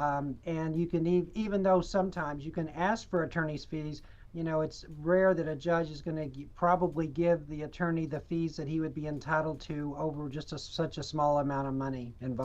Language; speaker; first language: English; native; English